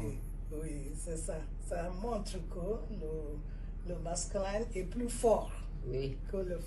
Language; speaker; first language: French; non-native, fluent; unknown